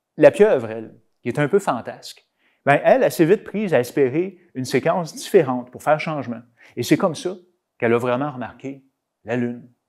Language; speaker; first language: French; native; French